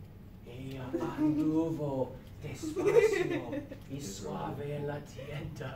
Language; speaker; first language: Spanish; non-native, learner; English